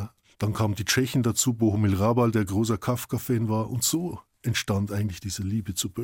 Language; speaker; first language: German; native; German